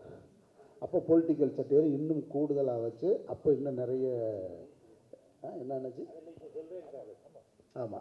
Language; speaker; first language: Tamil; native; Tamil